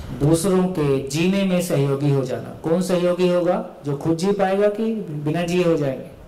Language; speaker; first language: Hindi; native; Hindi